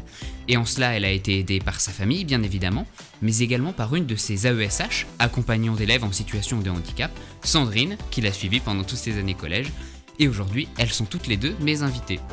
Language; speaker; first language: French; native; French